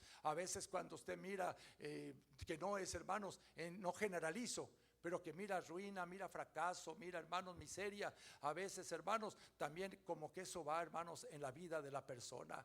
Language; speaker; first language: Spanish; native; Spanish